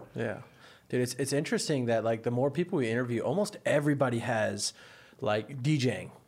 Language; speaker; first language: English; native; English